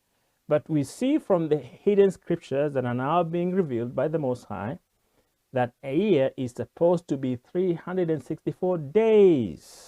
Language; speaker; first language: English; non-native, local second language; Kikuyu